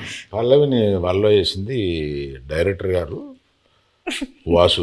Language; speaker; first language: Telugu; native; Telugu